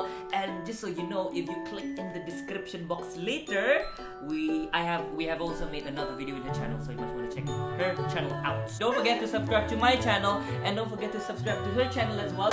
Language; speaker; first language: English; non-native, local second language; Malay